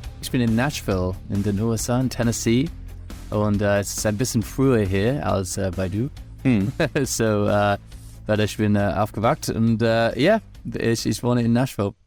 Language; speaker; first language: German; non-native, fluent; English